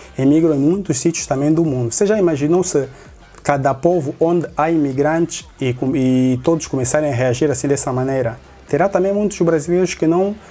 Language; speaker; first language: Portuguese; native; Portuguese